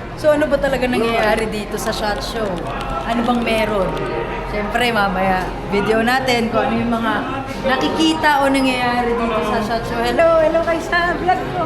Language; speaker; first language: Filipino; native; Filipino